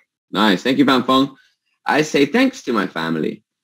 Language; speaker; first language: English; native; English